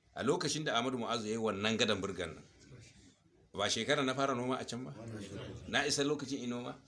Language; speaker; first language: Hausa; non-native, local second language; Fula